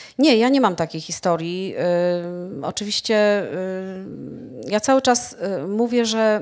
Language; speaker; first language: Polish; native; Polish